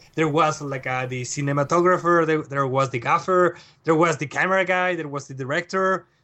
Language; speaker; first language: English; non-native, fluent; Spanish